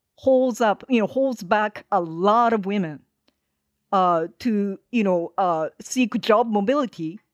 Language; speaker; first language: English; non-native, fluent; Japanese